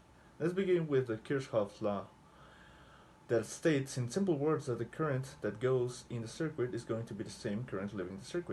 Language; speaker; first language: English; non-native, fluent; Spanish